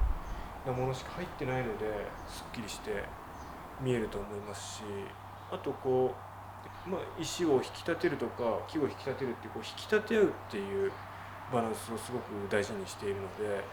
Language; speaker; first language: Japanese; native; Japanese